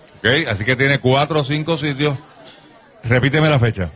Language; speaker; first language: Spanish; native; Spanish